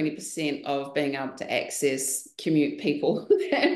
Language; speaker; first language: English; native; English